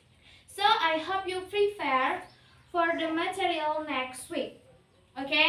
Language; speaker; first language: English; non-native, learner; Indonesian